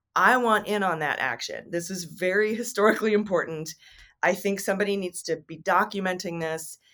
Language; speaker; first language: English; native; English